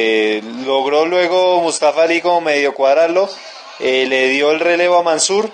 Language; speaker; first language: Spanish; native; Spanish